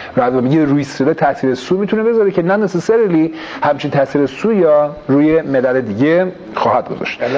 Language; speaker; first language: Persian; early bilingual, heritage; Persian